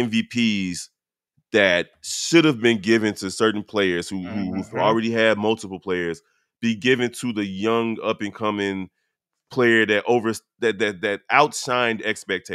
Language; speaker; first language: English; native; English